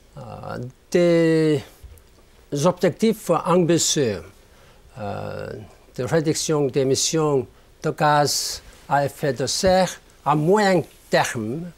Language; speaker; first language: French; non-native, learner; Korean